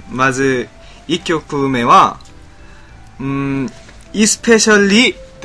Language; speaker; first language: Japanese; non-native, learner; Korean